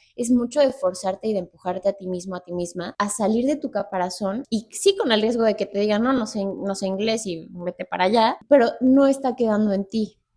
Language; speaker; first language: Spanish; native; Spanish